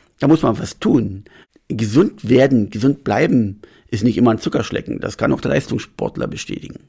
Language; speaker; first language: German; native; German